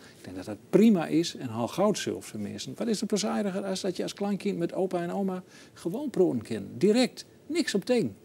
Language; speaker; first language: Dutch; native; Dutch